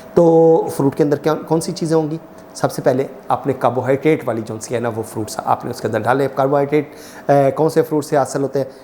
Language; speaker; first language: Urdu; non-native, local second language; Punjabi